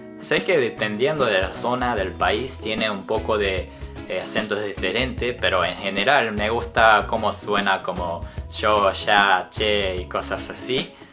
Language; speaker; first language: Spanish; non-native, fluent; Japanese